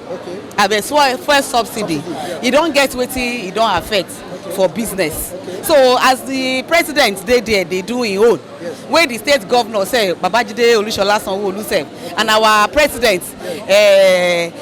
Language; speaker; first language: Nigerian Pidgin; non-native, local second language; Yoruba